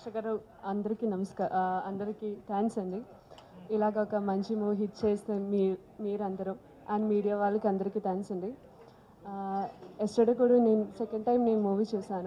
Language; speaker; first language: Telugu; non-native, learner; Malayalam